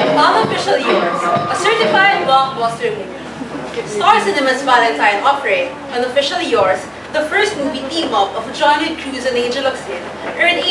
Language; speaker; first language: English; non-native, local second language; Filipino